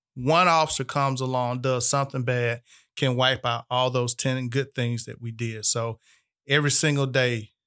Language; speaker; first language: English; native; English